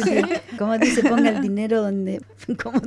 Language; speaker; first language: Spanish; native; Spanish